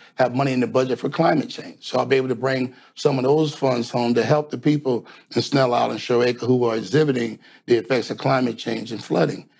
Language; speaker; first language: English; native; English